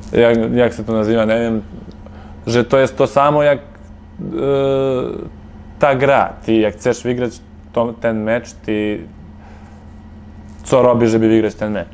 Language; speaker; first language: Polish; non-native, fluent; Serbian